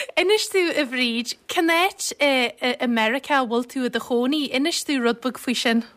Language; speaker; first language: Irish; native; Irish